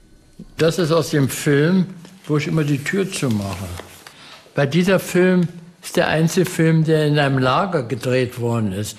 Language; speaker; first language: German; early bilingual, heritage; German